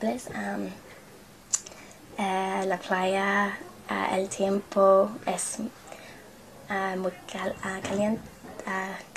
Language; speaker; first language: Spanish; non-native, learner; English